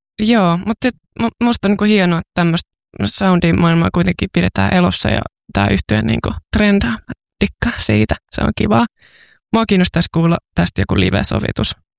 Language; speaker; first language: Finnish; native; Finnish